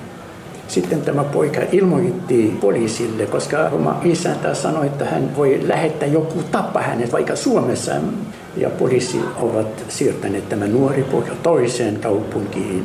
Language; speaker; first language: Finnish; non-native, fluent; Arabic